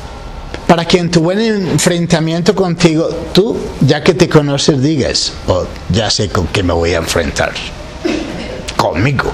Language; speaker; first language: Spanish; native; Spanish